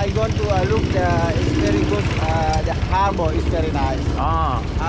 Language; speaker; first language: English; non-native, learner; Indonesian